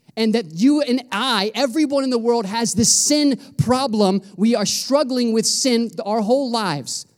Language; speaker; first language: English; native; English